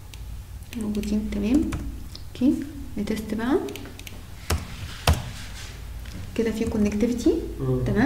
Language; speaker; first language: Arabic; native; Arabic